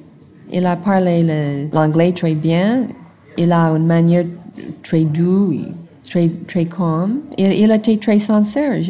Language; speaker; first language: French; non-native, learner; English